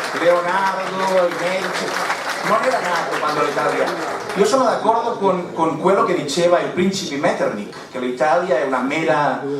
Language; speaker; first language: Italian; non-native, fluent; Catalan